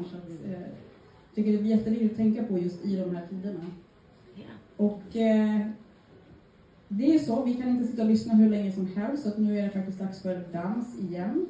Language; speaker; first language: Swedish; native; Swedish